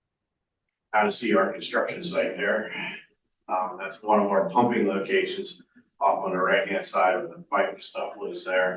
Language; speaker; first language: English; native; English